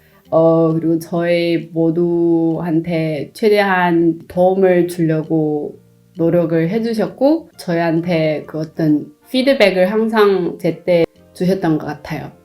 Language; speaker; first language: Korean; non-native, fluent; Chinese